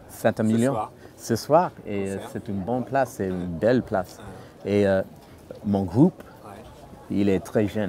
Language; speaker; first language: French; non-native, fluent; English